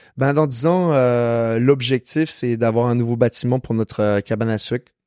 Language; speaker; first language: French; native; French